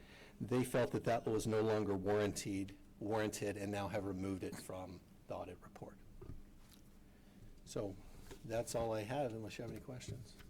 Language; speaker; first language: English; native; English